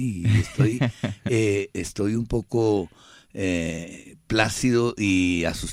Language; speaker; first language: Spanish; native; Spanish